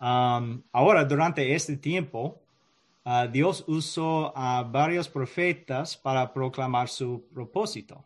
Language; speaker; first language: Spanish; non-native, learner; English